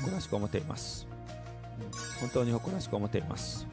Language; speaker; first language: Japanese; non-native, learner; Korean